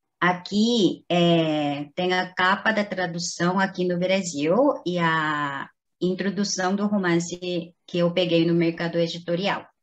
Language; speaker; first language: Portuguese; non-native, fluent; Korean